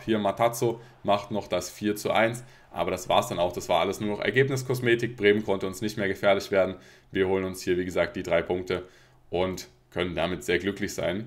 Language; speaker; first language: German; native; German